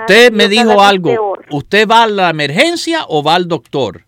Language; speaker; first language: Spanish; native; Spanish